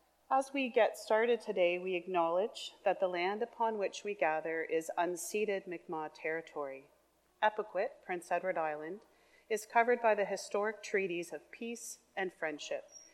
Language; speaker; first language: English; native; English